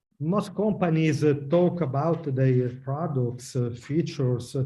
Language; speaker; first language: English; non-native, learner; Italian